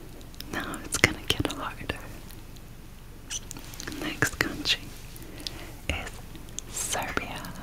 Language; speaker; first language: English; non-native, fluent; Turkish